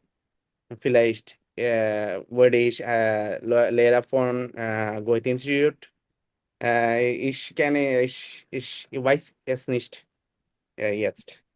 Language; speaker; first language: German; non-native, learner; Bangla